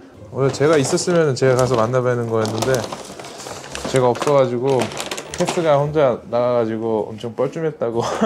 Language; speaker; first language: Korean; native; Korean